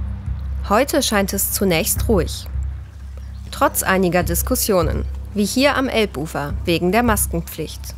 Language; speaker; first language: German; native; German